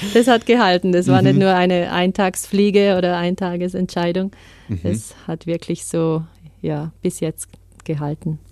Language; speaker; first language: German; native; German